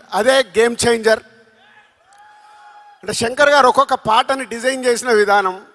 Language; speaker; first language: Telugu; native; Telugu